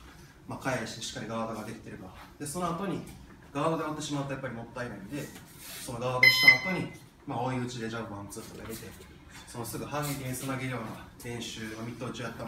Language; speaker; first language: Japanese; native; Japanese